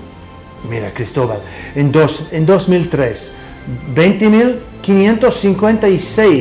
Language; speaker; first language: Spanish; non-native, fluent; English